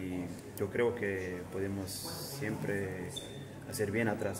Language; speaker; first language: Spanish; early bilingual, heritage; Spanish